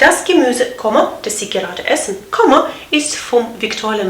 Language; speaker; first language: German; non-native, fluent; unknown